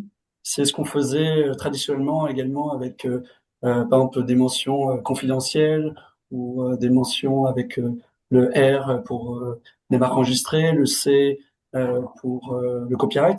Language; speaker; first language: French; native; French